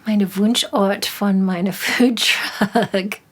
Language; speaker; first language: German; non-native, fluent; English